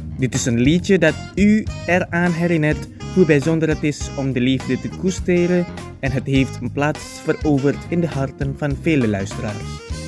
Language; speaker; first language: Dutch; non-native, fluent; Indonesian